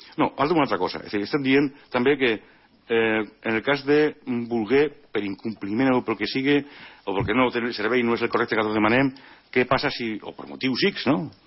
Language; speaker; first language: Catalan; non-native, local second language; Spanish